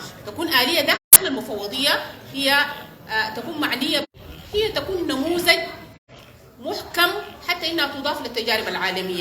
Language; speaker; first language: Arabic; native; Arabic